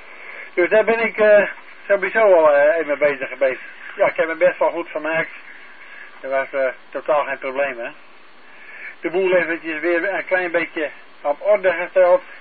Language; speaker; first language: Dutch; native; Dutch